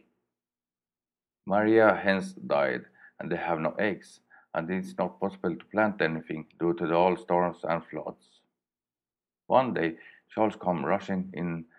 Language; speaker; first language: English; non-native, learner; Swedish